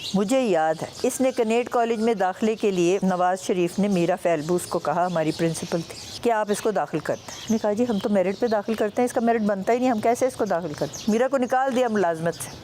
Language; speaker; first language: Urdu; non-native, local second language; Punjabi